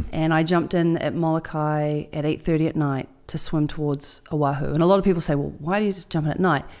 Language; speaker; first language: English; native; English